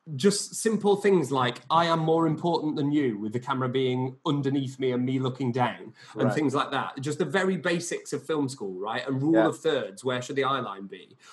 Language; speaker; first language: English; native; English